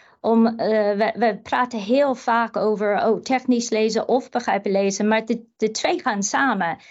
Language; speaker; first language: Dutch; non-native, fluent; English